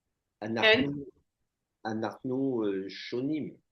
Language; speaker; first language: Hebrew; non-native, learner; French